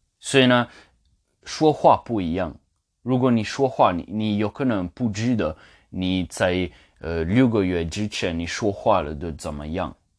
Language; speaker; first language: Chinese; non-native, learner; French